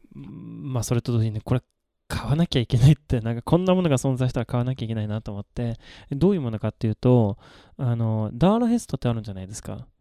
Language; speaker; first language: Japanese; non-native, fluent; Swedish